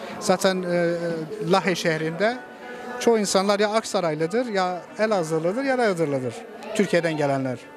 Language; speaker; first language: Turkish; non-native, local second language; Zaza